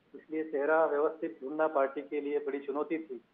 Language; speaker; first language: Hindi; native; Hindi